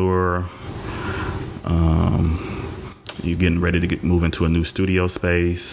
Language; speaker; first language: English; native; English